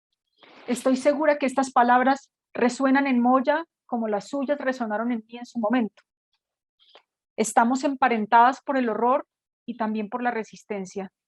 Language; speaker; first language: Spanish; native; Spanish